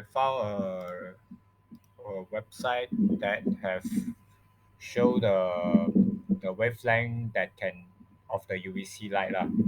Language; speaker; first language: English; non-native, local second language; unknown